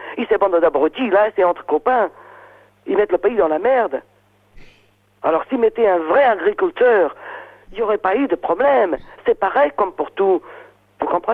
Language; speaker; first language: French; non-native, fluent; Portuguese